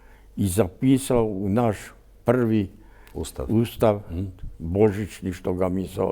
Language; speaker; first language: Croatian; native; Croatian